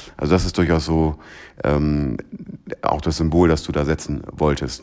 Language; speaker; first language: German; native; German